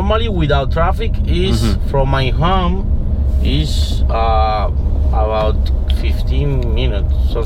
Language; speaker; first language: English; non-native, learner; Spanish